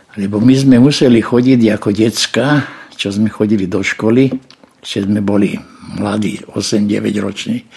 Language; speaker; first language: Slovak; non-native, local second language; Hungarian